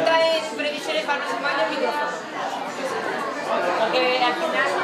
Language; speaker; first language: Spanish; native; Spanish